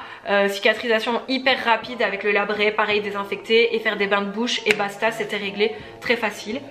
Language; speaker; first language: French; native; French